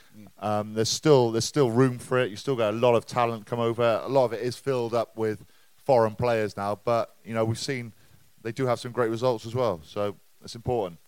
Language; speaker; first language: English; native; English